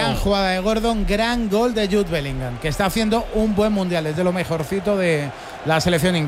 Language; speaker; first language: Spanish; native; Spanish